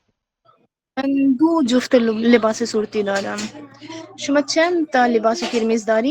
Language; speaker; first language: Persian; non-native, learner; Urdu